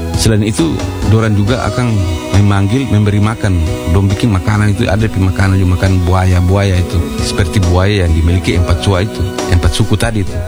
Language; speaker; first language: Indonesian; native; Indonesian